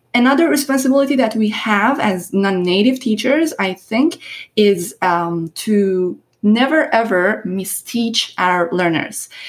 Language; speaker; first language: English; non-native, fluent; Persian